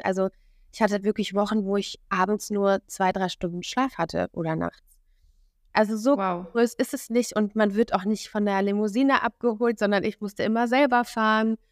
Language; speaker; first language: German; native; German